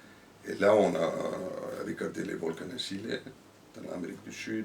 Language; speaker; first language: French; non-native, fluent; Icelandic